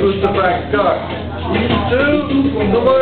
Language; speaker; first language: Spanish; non-native, learner; English